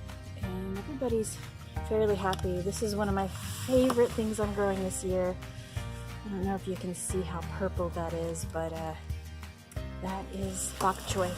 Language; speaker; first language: English; native; English